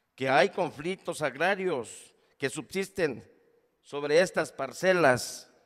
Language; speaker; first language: Spanish; native; Spanish